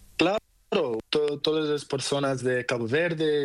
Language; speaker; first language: Spanish; non-native, learner; Portuguese